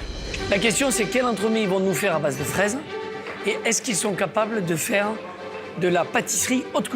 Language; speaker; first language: French; native; French